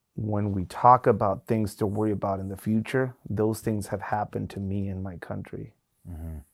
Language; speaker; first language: English; non-native, fluent; Spanish